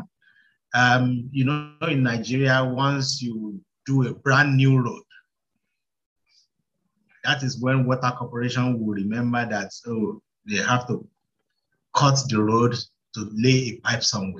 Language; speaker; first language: English; non-native, local second language; Yoruba